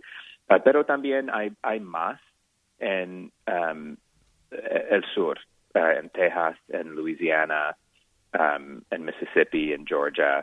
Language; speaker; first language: Spanish; non-native, fluent; English